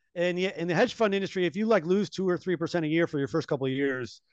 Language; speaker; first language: English; native; English